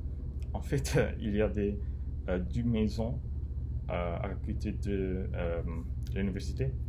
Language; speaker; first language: French; non-native, learner; English